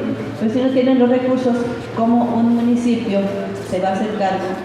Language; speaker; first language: Spanish; native; Spanish